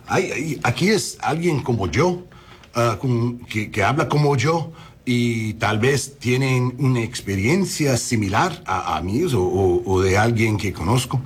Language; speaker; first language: Spanish; early bilingual, heritage; English